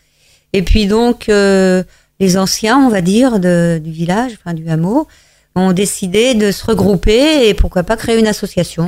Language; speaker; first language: French; native; French